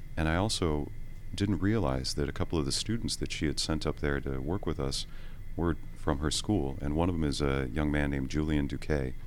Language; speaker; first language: English; native; English